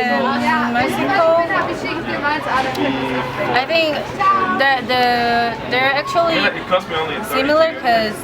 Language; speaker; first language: English; non-native, learner; Korean